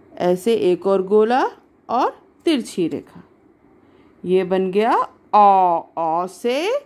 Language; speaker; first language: Hindi; native; Hindi